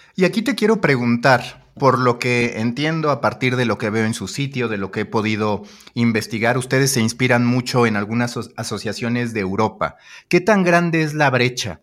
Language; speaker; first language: Spanish; native; Spanish